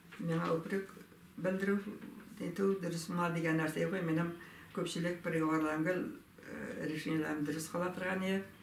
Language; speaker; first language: Tatar; native; Tatar